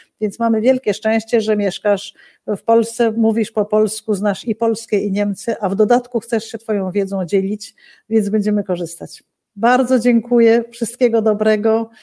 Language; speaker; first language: Polish; native; Polish